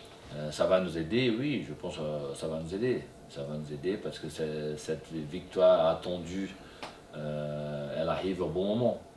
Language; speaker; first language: French; non-native, fluent; Portuguese